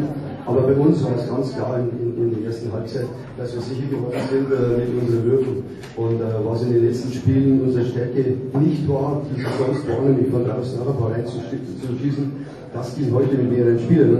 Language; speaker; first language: German; native; German